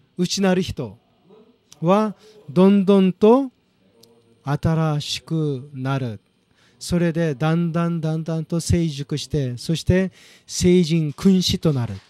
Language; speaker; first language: Japanese; non-native, fluent; Korean